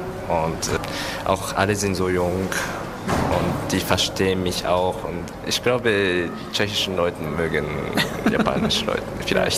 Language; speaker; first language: German; non-native, learner; Japanese